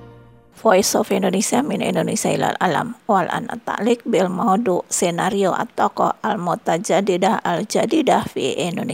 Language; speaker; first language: Arabic; non-native, fluent; Indonesian